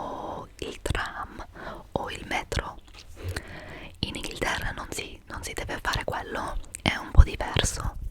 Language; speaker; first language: Italian; non-native, fluent; English